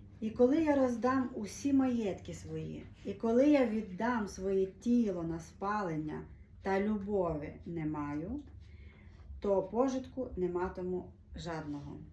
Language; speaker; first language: Ukrainian; native; Ukrainian